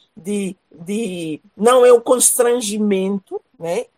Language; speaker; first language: Portuguese; non-native, fluent; Spanish